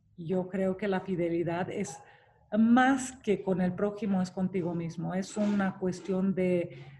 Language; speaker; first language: Spanish; non-native, fluent; Romanian